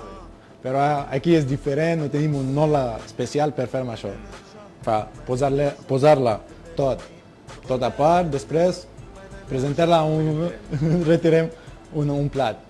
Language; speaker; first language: Catalan; non-native, learner; Arabic